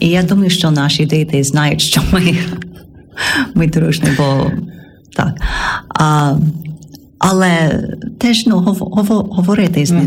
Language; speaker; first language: Ukrainian; non-native, learner; English